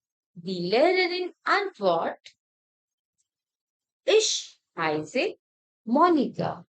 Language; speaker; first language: German; non-native, fluent; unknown